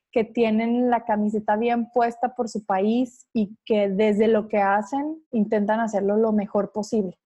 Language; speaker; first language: Spanish; native; Spanish